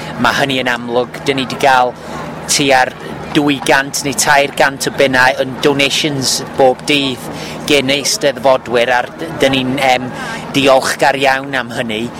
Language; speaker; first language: Welsh; non-native, local second language; English